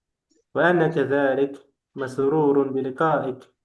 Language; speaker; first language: Arabic; non-native, learner; Indonesian